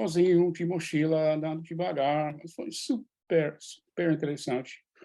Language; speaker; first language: Portuguese; non-native, fluent; English